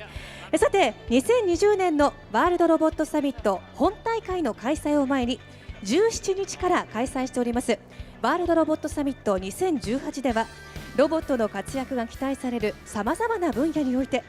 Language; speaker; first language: Japanese; native; Japanese